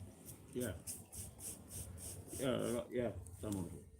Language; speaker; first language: Spanish; non-native, learner; Romanian